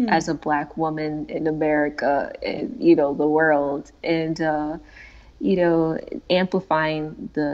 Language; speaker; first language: English; native; English